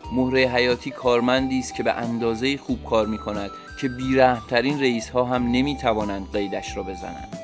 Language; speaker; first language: Persian; native; Persian